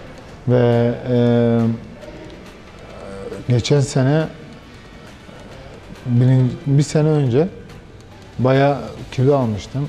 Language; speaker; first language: Turkish; early bilingual, heritage; Turkish